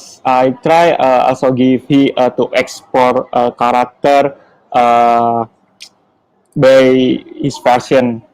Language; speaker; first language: English; non-native, learner; Indonesian